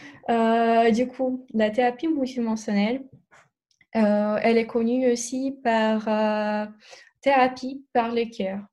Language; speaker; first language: French; non-native, fluent; Portuguese